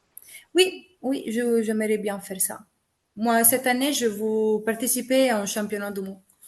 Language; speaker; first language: French; non-native, fluent; Italian